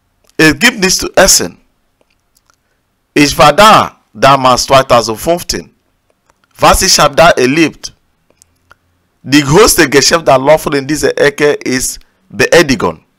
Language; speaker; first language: German; non-native, learner; Igbo